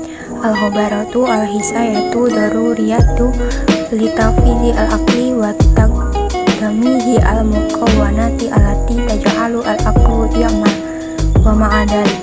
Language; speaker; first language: Arabic; non-native, learner; Indonesian